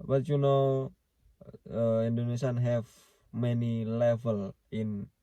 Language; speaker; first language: English; non-native, learner; Indonesian